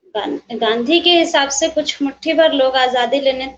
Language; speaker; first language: Hindi; native; Hindi